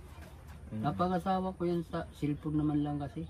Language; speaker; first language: Filipino; native; Filipino